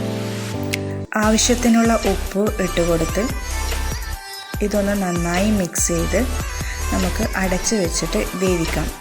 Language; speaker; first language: Malayalam; native; Malayalam